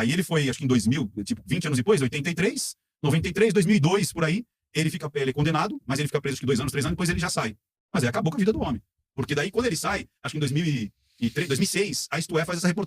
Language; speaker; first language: Portuguese; native; Portuguese